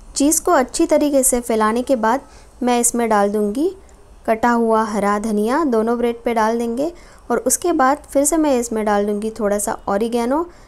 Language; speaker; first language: Hindi; non-native, local second language; Marathi